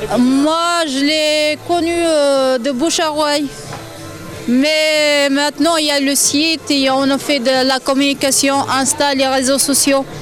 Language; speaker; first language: French; non-native, local second language; Arabic